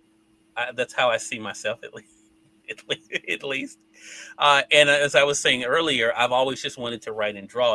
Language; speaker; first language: English; native; English